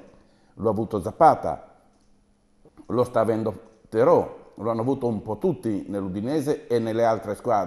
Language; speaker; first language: Italian; native; Italian